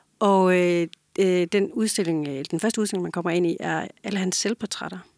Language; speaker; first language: Danish; native; Danish